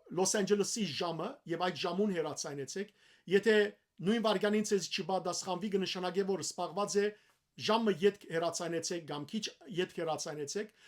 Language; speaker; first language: Armenian; early bilingual, heritage; Armenian